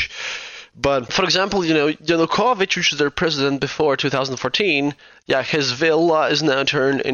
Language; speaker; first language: English; non-native, fluent; Russian